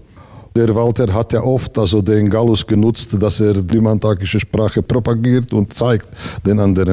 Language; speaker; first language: German; native; German